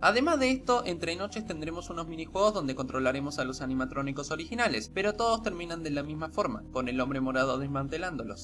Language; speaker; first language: Spanish; native; Spanish